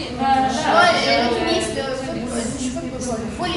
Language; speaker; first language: French; non-native, learner; Arabic